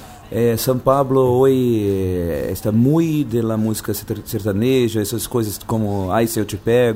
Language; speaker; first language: Spanish; non-native, fluent; Portuguese